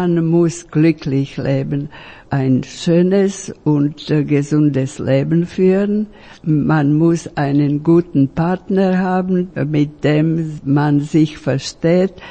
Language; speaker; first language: German; non-native, fluent; Slovak